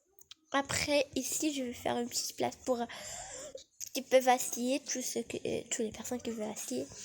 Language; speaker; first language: French; non-native, learner; Arabic